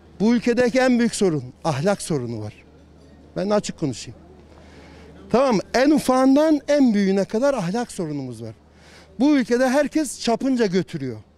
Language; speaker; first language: Turkish; native; Turkish